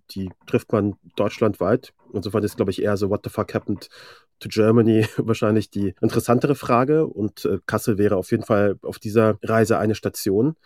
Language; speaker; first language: German; early bilingual, other home language; Persian